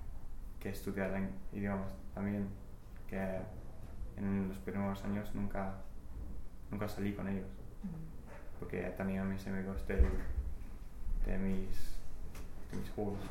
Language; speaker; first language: Spanish; non-native, fluent; English